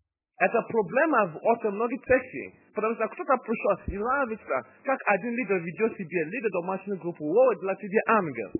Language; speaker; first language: Russian; non-native, fluent; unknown